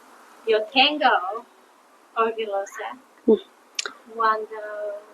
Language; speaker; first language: Spanish; non-native, learner; English